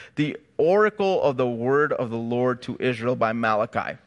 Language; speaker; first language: English; native; English